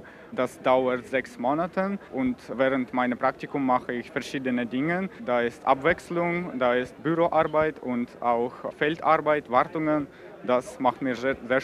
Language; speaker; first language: German; non-native, learner; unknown